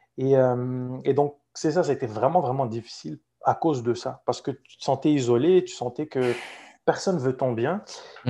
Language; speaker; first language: French; non-native, local second language; Arabic